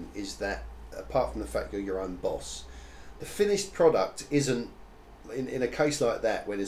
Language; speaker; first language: English; native; English